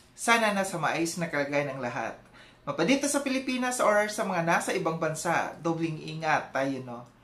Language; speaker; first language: Filipino; non-native, local second language; Cebuano